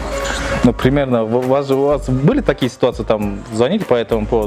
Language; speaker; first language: Russian; non-native, local second language; Kyrgyz